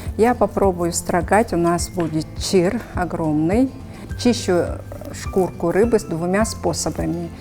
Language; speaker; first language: Russian; non-native, local second language; Yakut